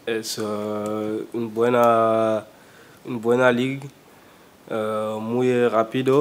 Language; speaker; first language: Spanish; non-native, learner; French